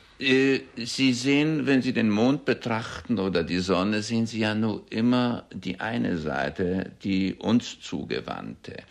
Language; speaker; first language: German; early bilingual, heritage; German